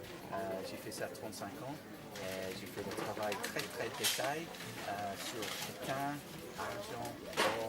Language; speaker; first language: French; non-native, fluent; English